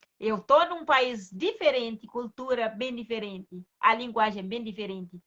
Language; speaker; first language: Portuguese; non-native, fluent; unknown